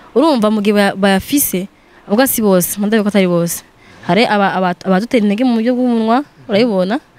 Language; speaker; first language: Rundi; non-native, local second language; Swahili